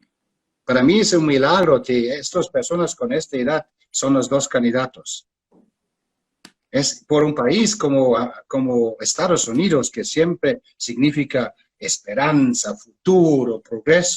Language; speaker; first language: Spanish; non-native, fluent; German